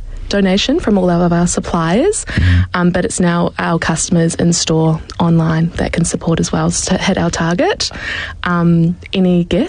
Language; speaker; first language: English; native; English